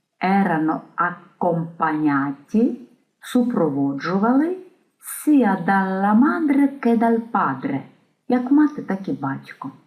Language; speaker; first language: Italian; non-native, fluent; Ukrainian